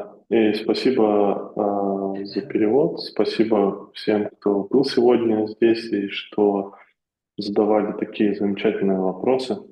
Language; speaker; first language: Russian; native; Russian